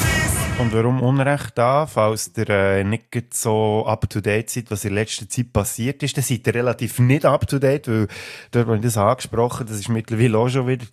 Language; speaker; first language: German; native; German